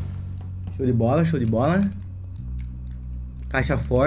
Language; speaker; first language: Portuguese; native; Portuguese